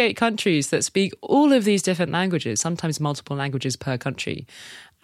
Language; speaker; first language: English; native; English